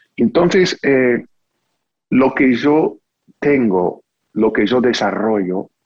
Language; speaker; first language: Spanish; non-native, fluent; English